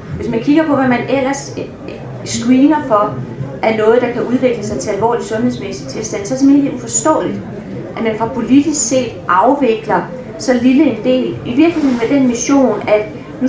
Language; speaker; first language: Danish; native; Danish